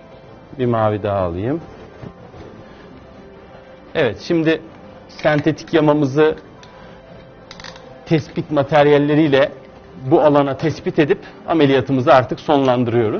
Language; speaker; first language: Turkish; native; Turkish